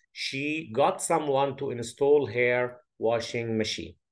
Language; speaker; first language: English; non-native, fluent; Arabic